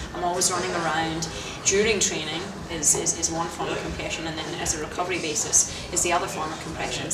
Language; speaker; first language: English; native; English